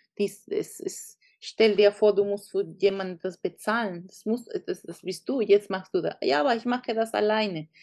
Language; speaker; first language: German; non-native, fluent; Spanish